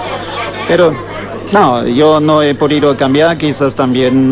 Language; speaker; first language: Spanish; non-native, fluent; German